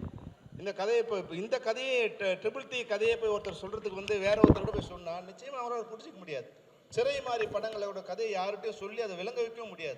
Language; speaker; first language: Tamil; native; Tamil